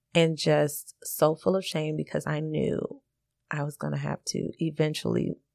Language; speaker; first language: English; native; English